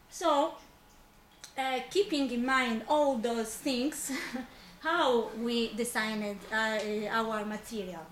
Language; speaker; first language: English; non-native, fluent; Italian